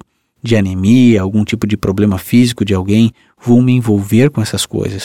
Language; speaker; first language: Portuguese; native; Portuguese